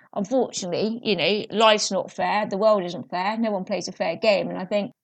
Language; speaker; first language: English; native; English